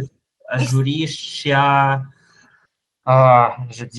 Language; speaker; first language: Lithuanian; non-native, learner; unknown